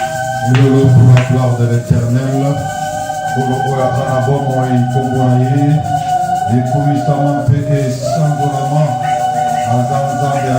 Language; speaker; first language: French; non-native, local second language; Lingala